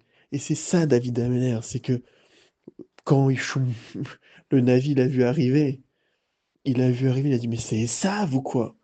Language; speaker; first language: French; native; French